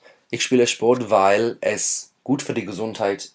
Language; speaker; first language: German; non-native, fluent; English